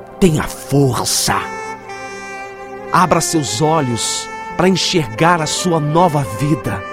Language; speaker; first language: Portuguese; native; Portuguese